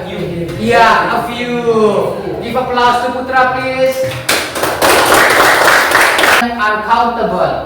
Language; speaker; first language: English; non-native, learner; Indonesian